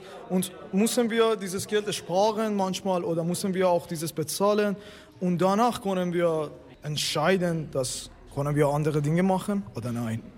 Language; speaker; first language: German; non-native, learner; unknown